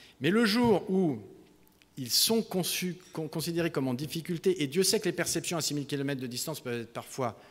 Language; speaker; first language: French; native; French